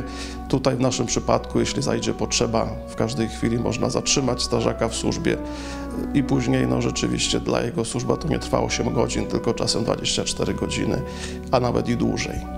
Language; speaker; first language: Polish; native; Polish